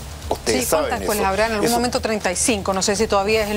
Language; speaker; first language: Spanish; native; Spanish